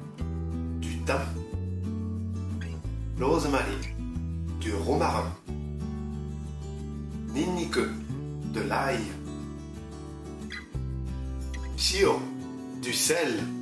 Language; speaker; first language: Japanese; non-native, fluent; French